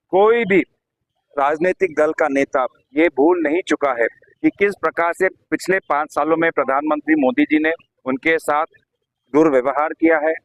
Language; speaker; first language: Hindi; non-native, local second language; Assamese